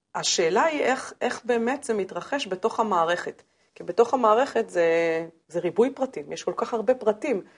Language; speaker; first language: Hebrew; native; Hebrew